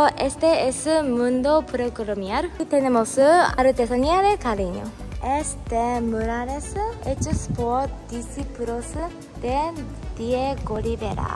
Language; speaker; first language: Spanish; non-native, learner; Japanese